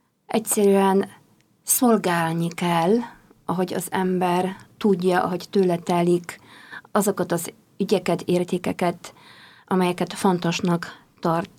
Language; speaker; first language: Hungarian; non-native, fluent; Polish